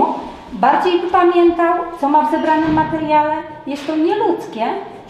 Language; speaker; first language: Polish; native; Polish